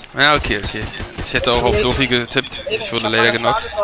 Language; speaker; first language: German; native; German